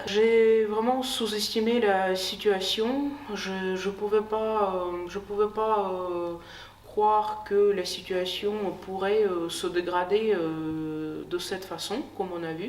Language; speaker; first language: French; non-native, fluent; Ukrainian